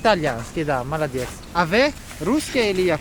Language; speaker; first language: Russian; non-native, learner; Italian